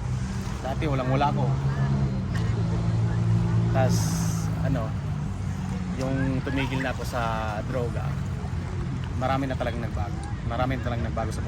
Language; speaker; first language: Filipino; non-native, local second language; Cebuano